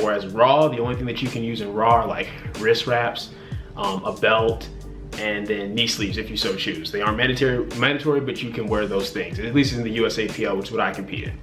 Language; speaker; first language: English; native; English